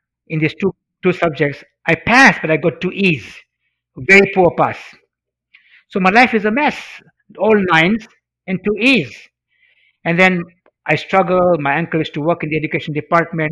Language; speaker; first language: English; non-native, local second language; Swahili